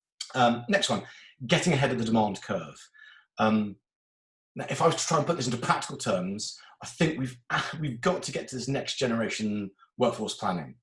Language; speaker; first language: English; native; English